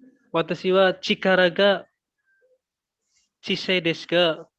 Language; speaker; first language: Japanese; non-native, learner; Indonesian